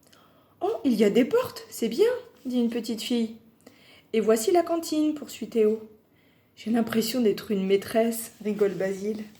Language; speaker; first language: French; native; French